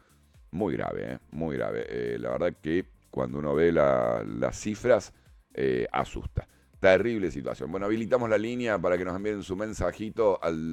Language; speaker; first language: Spanish; native; Spanish